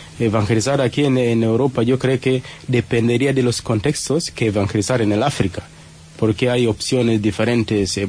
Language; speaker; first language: Spanish; non-native, fluent; Swahili